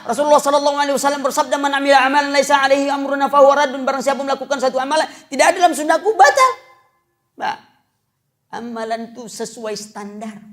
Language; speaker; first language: Malay; native; Malay